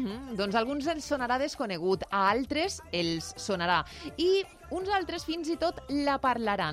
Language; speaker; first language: Catalan; native; Catalan